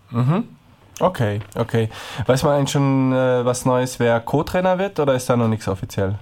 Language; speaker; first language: German; native; German